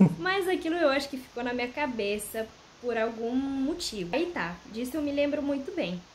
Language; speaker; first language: Portuguese; non-native, fluent; Romanian